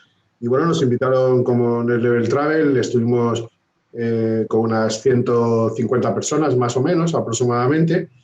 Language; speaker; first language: Spanish; native; Spanish